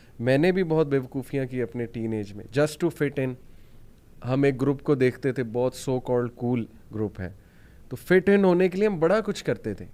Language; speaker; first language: Urdu; native; Urdu